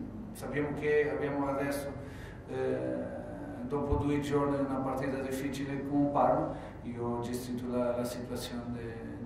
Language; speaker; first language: Italian; non-native, fluent; Portuguese